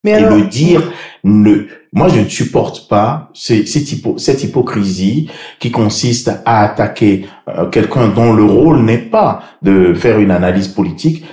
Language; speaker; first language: French; native; French